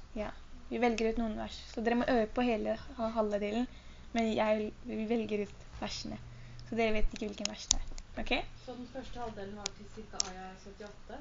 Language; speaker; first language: Norwegian; early bilingual, other home language; Urdu